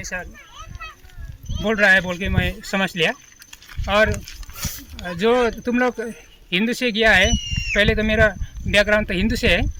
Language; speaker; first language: Hindi; non-native, local second language; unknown